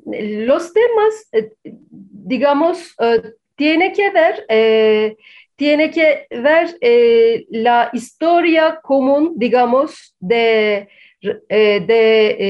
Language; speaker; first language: Spanish; non-native, fluent; Turkish